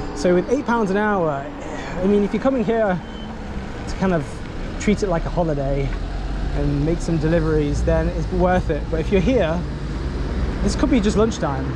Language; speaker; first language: English; native; English